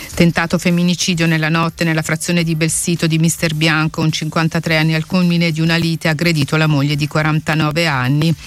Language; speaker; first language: Italian; native; Italian